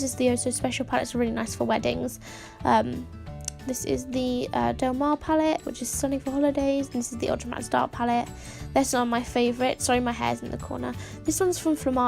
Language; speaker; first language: English; native; English